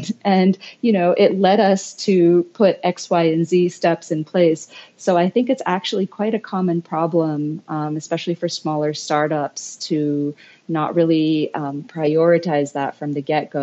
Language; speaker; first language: English; native; English